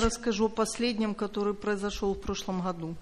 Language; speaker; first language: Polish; non-native, learner; Russian